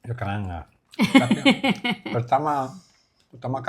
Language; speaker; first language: Indonesian; non-native, learner; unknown